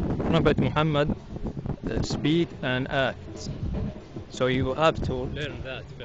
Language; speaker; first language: English; non-native, learner; Arabic